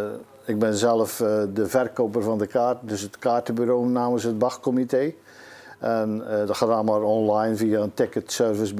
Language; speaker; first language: Dutch; native; Dutch